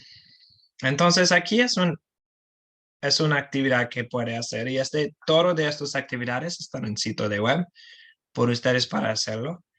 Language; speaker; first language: Spanish; non-native, learner; English